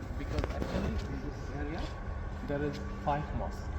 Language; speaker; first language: English; non-native, learner; Arabic